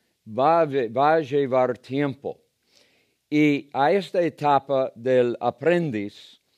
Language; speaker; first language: Spanish; non-native, fluent; English